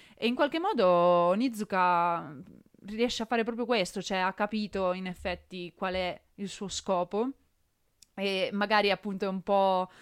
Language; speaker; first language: Italian; native; Italian